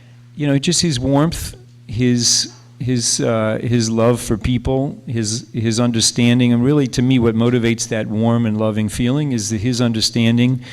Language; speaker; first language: English; native; English